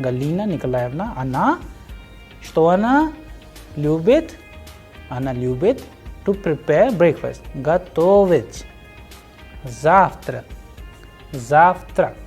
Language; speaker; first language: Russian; non-native, fluent; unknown